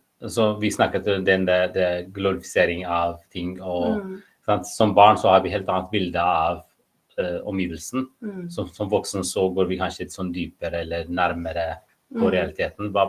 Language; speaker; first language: Norwegian; non-native, fluent; Amharic